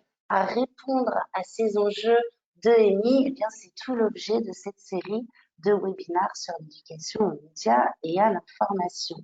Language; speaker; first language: French; native; French